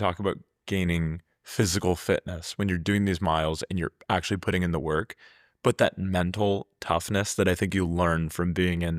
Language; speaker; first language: English; native; English